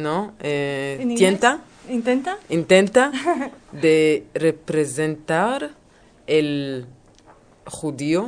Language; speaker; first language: Spanish; non-native, learner; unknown